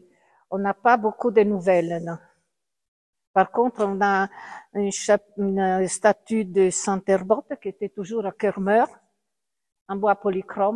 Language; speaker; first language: French; non-native, fluent; Italian